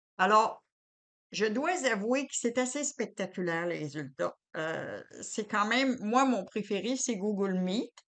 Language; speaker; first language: French; native; French